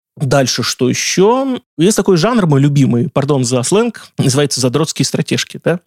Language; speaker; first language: Russian; native; Russian